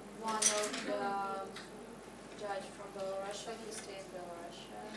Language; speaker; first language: English; non-native, learner; Russian